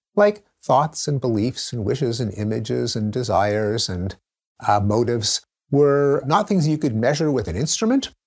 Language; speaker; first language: English; native; English